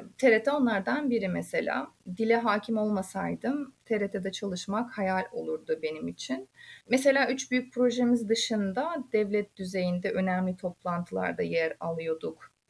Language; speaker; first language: Turkish; non-native, fluent; Uzbek